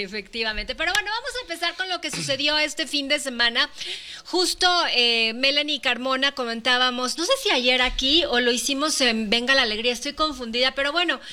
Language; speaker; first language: Spanish; native; Spanish